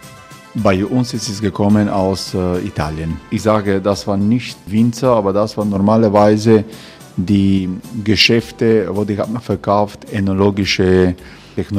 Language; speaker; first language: German; non-native, learner; Croatian